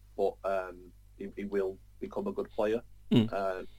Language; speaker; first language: English; native; English